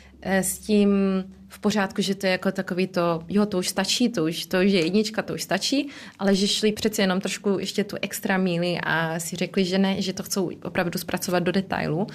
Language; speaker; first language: Czech; early bilingual, heritage; Czech